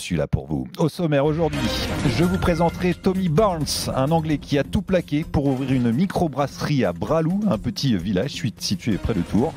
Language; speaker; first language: French; native; French